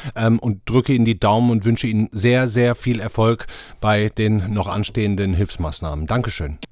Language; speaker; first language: German; native; German